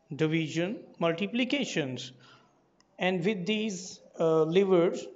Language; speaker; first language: English; non-native, local second language; Urdu